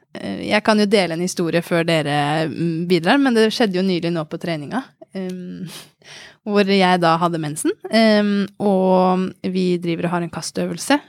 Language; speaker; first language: Norwegian; native; Norwegian